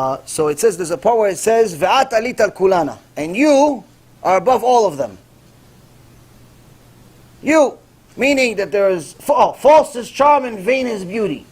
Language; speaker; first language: English; non-native, fluent; Hebrew